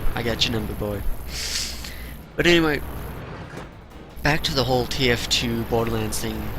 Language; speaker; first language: English; native; English